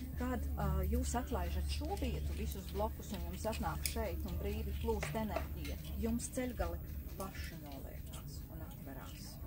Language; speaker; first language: Latvian; native; Latvian